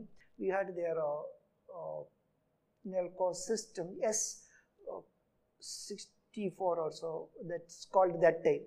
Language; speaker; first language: English; non-native, local second language; Malayalam